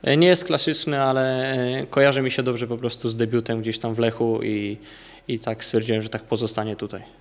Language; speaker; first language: Polish; native; Polish